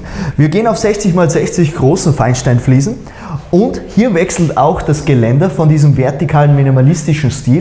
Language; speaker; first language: German; native; German